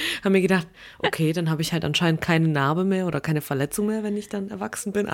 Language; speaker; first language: German; early bilingual, other home language; Russian